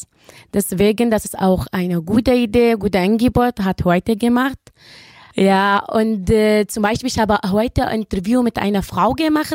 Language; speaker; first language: German; non-native, learner; Arabic